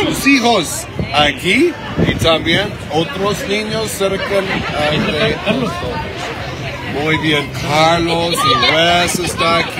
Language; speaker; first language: Spanish; non-native, learner; English